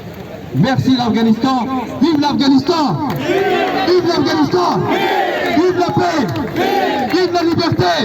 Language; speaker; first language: French; non-native, fluent; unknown